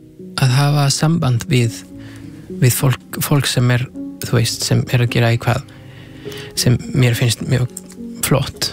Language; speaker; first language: Icelandic; non-native, fluent; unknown